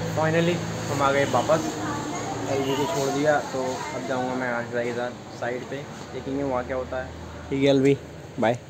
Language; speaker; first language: Hindi; native; Hindi